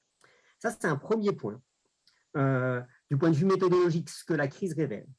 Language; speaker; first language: French; native; French